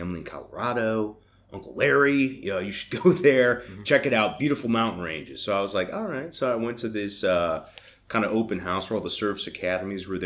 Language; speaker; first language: English; native; English